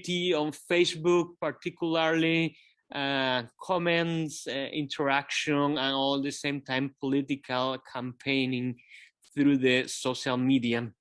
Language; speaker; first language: English; non-native, fluent; Kabuverdianu